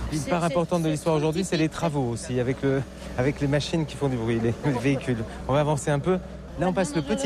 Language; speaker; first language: French; native; French